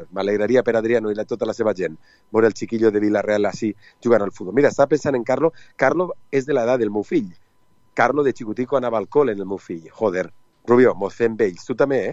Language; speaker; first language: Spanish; non-native, local second language; Catalan